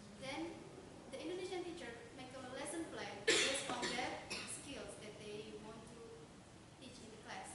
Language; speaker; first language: English; non-native, fluent; Indonesian